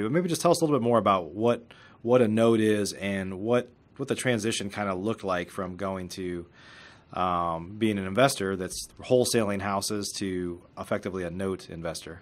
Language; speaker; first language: English; native; English